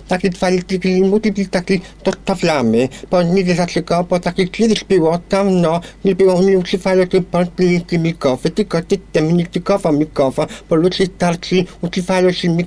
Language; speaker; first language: Polish; non-native, local second language; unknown